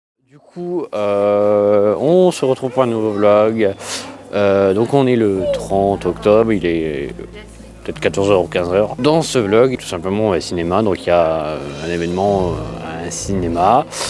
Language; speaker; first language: French; native; French